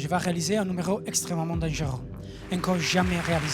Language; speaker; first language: French; non-native, fluent; Italian